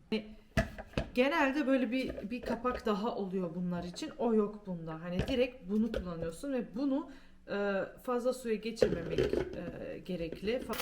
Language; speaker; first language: Turkish; early bilingual, heritage; Turkish